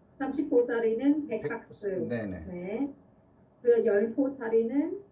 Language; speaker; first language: Korean; non-native, fluent; Vietnamese